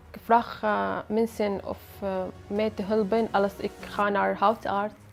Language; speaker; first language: Dutch; non-native, learner; Arabic